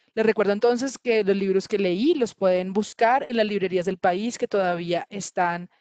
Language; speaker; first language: Spanish; native; Spanish